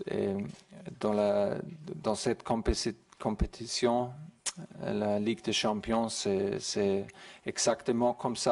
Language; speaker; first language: French; non-native, learner; German